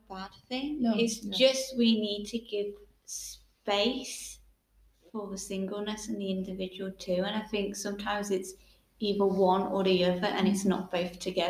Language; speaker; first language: English; native; English